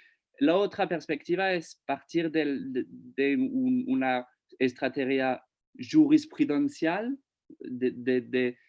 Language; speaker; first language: Spanish; non-native, fluent; French